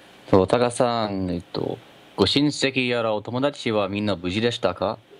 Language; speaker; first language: Japanese; non-native, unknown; English